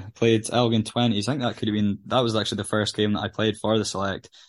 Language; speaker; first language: English; native; English